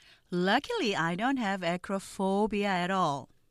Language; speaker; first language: English; non-native, fluent; Korean